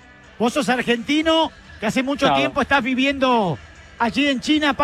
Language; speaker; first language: Spanish; native; Spanish